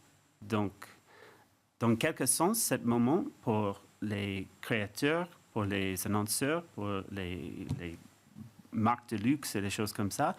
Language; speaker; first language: French; non-native, fluent; English